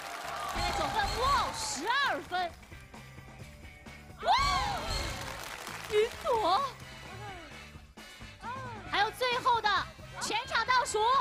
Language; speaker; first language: Chinese; native; Chinese